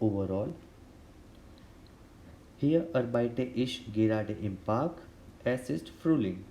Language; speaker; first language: German; non-native, learner; Hindi